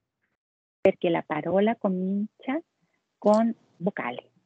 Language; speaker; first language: Italian; non-native, learner; Spanish